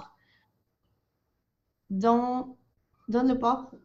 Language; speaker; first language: French; non-native, learner; Spanish